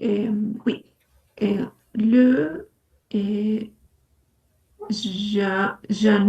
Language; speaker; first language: French; non-native, learner; Spanish